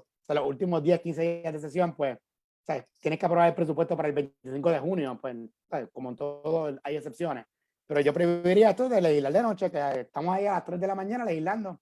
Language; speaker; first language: Spanish; native; Spanish